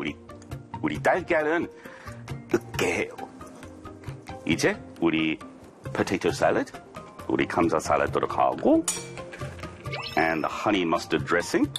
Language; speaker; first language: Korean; non-native, fluent; English